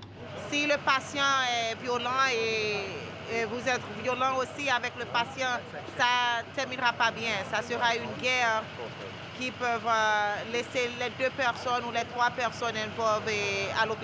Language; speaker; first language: French; early bilingual, heritage; French